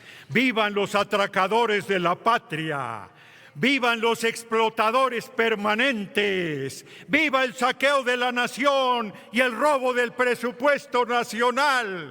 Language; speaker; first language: Spanish; native; Spanish